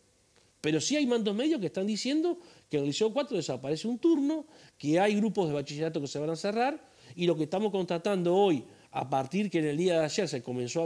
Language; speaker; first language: Spanish; native; Spanish